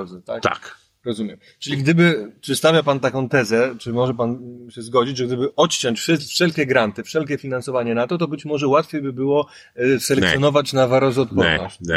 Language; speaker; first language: Polish; native; Polish